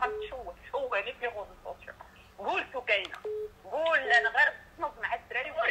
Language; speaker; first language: Arabic; native; Arabic